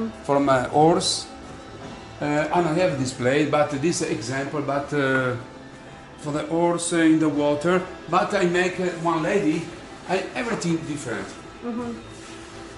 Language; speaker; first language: English; non-native, learner; Italian